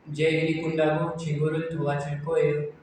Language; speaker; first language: Korean; non-native, learner; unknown